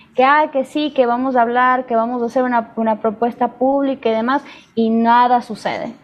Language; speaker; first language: Spanish; native; Spanish